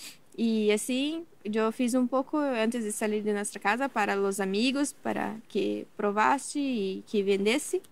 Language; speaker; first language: Spanish; non-native, learner; Portuguese